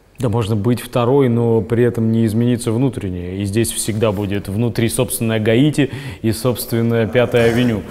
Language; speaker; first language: Russian; native; Russian